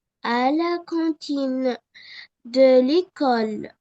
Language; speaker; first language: French; non-native, learner; Arabic